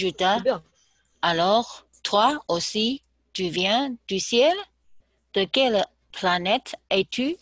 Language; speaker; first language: French; non-native, learner; Chinese